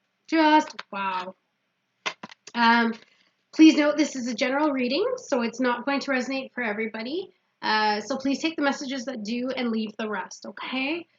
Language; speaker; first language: English; native; English